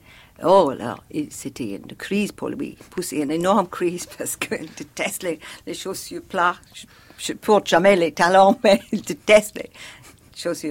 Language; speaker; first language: French; non-native, fluent; English